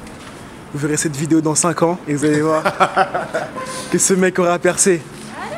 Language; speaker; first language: French; native; French